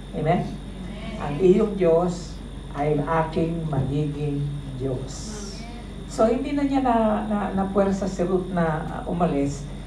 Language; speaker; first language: Filipino; non-native, local second language; Cebuano